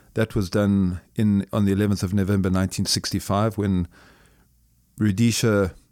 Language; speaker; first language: English; native; English